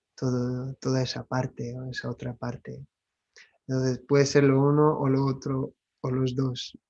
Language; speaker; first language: Spanish; non-native, fluent; French